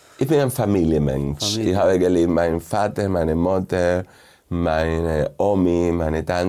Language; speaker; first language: German; non-native, fluent; Spanish